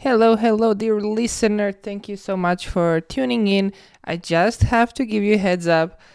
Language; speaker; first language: English; non-native, fluent; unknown